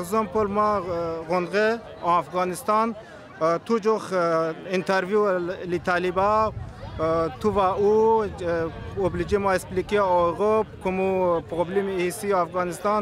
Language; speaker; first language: French; non-native, learner; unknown